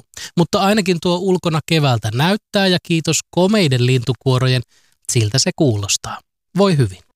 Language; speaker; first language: Finnish; native; Finnish